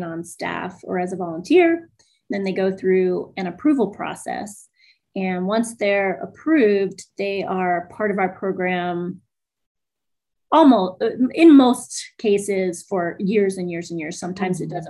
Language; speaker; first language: English; native; English